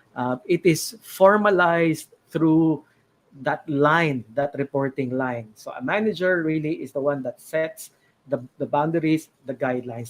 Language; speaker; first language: English; non-native, local second language; Filipino